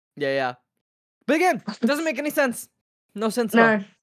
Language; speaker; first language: English; native; English